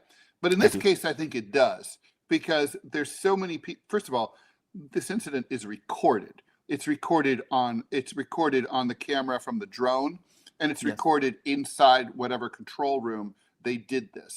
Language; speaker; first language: English; native; English